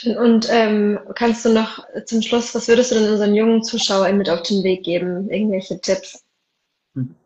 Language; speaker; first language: German; early bilingual, other home language; Arabic